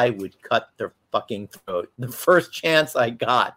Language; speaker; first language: English; native; English